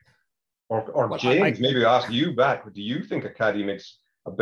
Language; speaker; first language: English; native; English